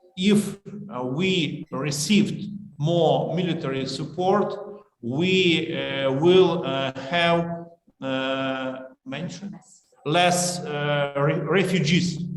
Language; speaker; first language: English; non-native, learner; Ukrainian